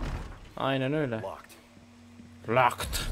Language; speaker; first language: Turkish; native; Turkish